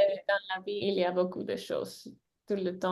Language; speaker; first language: French; non-native, learner; English